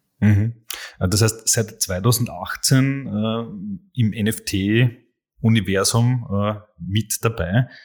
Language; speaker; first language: German; native; German